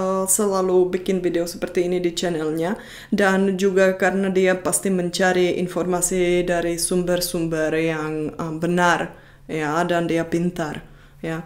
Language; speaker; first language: Indonesian; non-native, fluent; Czech